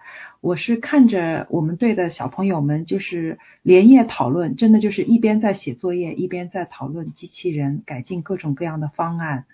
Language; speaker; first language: Chinese; native; Chinese